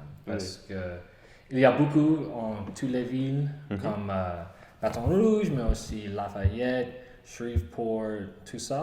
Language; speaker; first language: French; non-native, learner; English